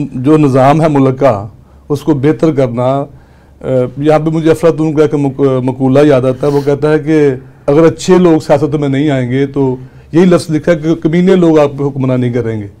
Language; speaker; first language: Urdu; non-native, local second language; Punjabi